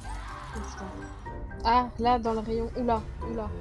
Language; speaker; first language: French; native; French